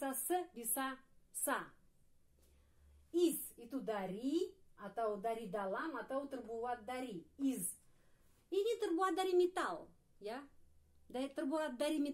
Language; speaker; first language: Indonesian; non-native, fluent; Russian